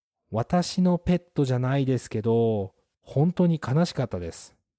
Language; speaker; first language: Japanese; native; Japanese